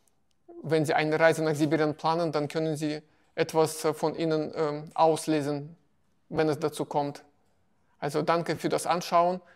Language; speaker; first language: German; non-native, fluent; Russian